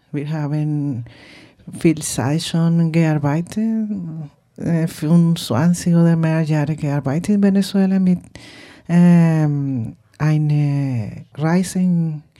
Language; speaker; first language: German; non-native, learner; Spanish